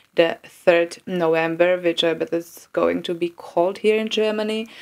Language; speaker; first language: English; non-native, fluent; Czech